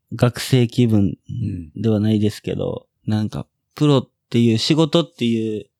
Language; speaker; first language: Japanese; native; Japanese